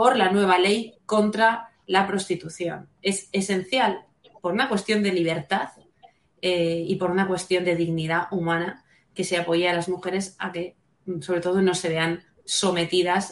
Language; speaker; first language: Spanish; native; Spanish